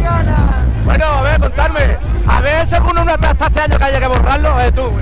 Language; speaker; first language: Spanish; native; Spanish